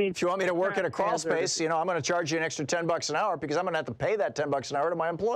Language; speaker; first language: English; native; English